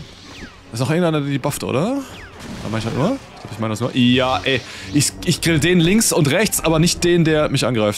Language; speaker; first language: German; native; German